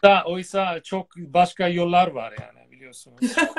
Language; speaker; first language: Turkish; non-native, fluent; Italian